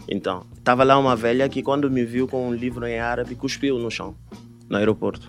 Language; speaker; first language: Portuguese; non-native, fluent; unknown